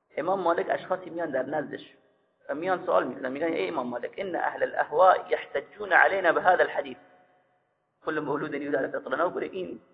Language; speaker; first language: Persian; native; Persian